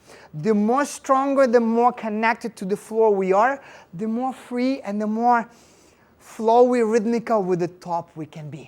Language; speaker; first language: English; non-native, fluent; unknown